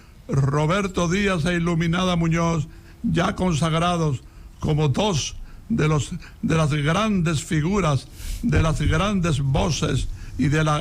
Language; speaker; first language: Spanish; native; Spanish